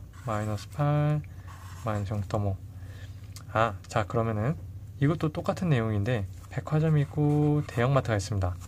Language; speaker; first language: Korean; native; Korean